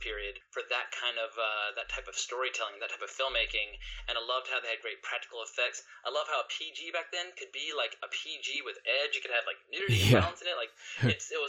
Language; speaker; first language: English; native; English